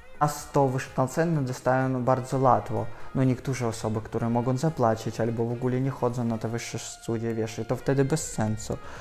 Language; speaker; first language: Polish; non-native, fluent; Russian